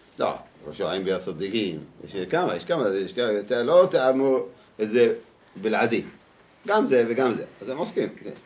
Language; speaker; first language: Hebrew; native; Hebrew